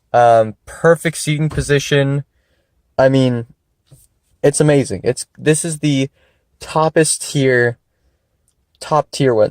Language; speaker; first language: English; native; English